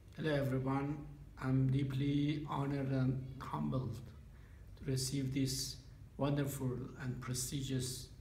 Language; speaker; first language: English; non-native, fluent; Persian